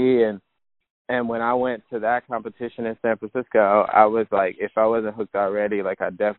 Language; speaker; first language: English; native; English